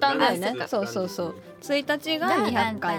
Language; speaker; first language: Japanese; native; Japanese